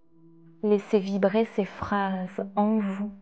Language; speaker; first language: French; native; French